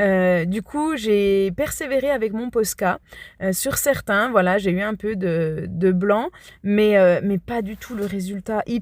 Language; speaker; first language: French; native; French